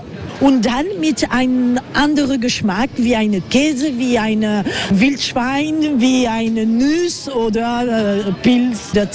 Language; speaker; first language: German; non-native, learner; French